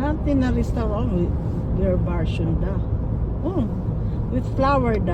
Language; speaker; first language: English; non-native, local second language; Waray